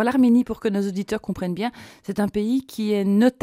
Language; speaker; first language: French; native; French